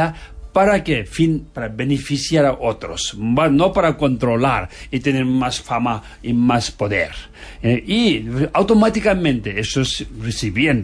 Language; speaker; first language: Spanish; non-native, fluent; Tibetan